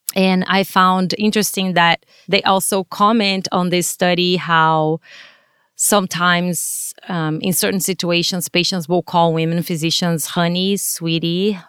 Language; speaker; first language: English; non-native, fluent; Portuguese